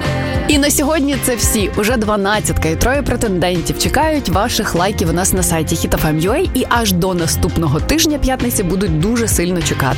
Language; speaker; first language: Ukrainian; native; Ukrainian